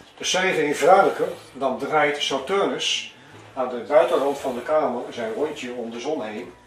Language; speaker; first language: Dutch; native; Dutch